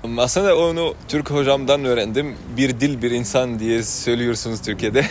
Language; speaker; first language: Turkish; non-native, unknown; Arabic